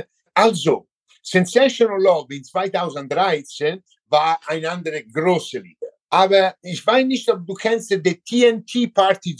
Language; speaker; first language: German; non-native, learner; Italian